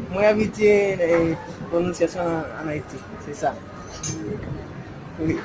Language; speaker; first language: Haitian Creole; non-native, learner; Spanish